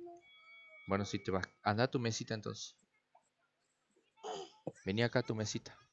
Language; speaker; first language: Spanish; native; Spanish